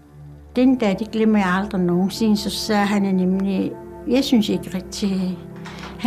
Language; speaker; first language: Danish; non-native, local second language; Kalaallisut